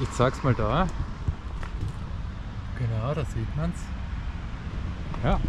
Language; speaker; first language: German; native; German